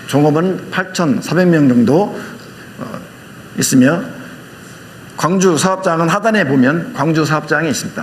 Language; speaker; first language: Korean; native; Korean